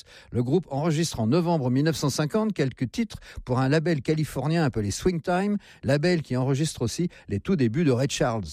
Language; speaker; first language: French; native; French